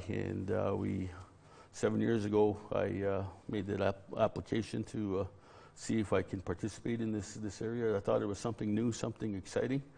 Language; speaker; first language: English; native; English